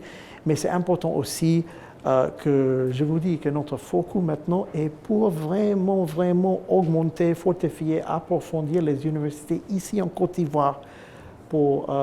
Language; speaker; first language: French; non-native, fluent; English